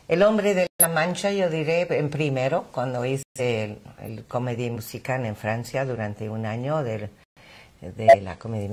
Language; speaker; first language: Spanish; non-native, fluent; English